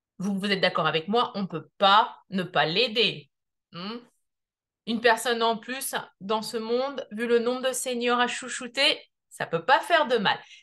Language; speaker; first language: French; native; French